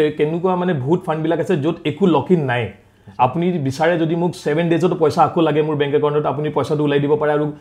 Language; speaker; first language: Assamese; non-native, local second language; Hindi